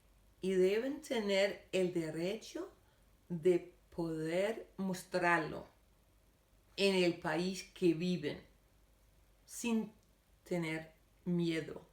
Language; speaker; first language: Spanish; non-native, fluent; Danish